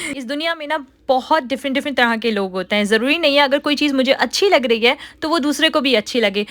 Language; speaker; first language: Urdu; native; Urdu